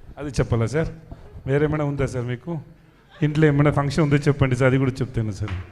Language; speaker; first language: Telugu; non-native, learner; Tamil